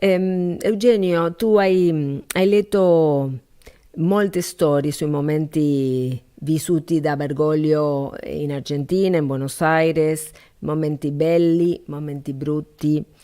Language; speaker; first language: Italian; non-native, learner; Spanish